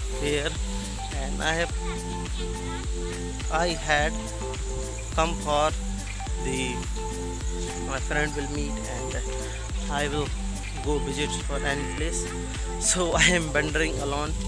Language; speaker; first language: English; non-native, local second language; Hindi